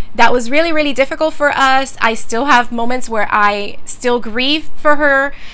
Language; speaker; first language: English; early bilingual, other home language; Spanish